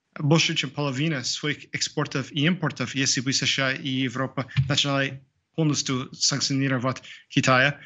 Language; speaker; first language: Russian; non-native, fluent; English